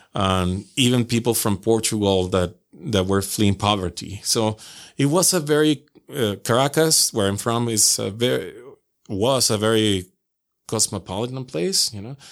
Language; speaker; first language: English; non-native, fluent; Spanish